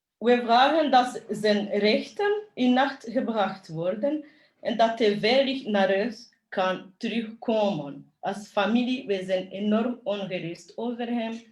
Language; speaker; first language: Dutch; non-native, fluent; Kinyarwanda